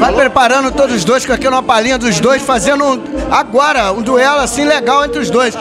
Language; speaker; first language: Portuguese; native; Portuguese